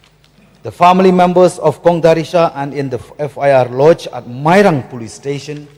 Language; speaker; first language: English; non-native, local second language; Khasi